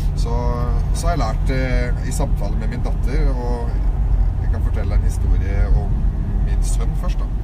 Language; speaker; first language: Norwegian; early bilingual, other home language; Arabic